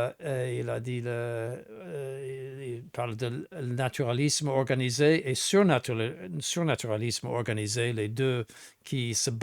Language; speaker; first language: French; non-native, fluent; English